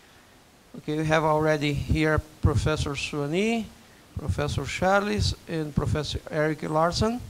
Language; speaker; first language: English; non-native, fluent; Portuguese